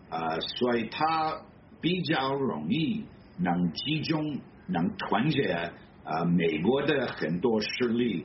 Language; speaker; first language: Chinese; non-native, fluent; English